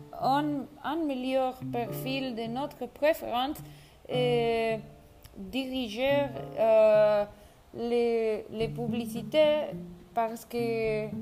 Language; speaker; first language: French; non-native, learner; Spanish